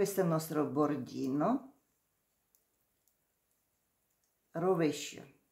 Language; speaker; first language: Italian; non-native, learner; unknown